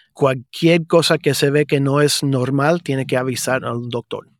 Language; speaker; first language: Spanish; early bilingual, heritage; Spanish